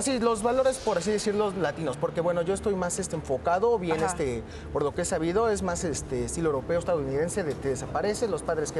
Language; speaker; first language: Spanish; native; Spanish